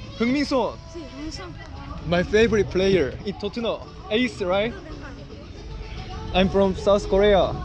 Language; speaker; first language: English; non-native, learner; Korean